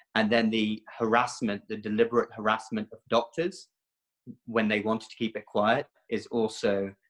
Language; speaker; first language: English; native; English